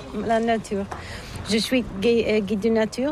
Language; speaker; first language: French; non-native, learner; Bulgarian